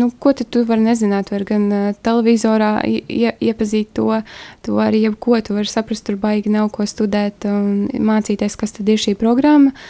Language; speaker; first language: Latvian; native; Latvian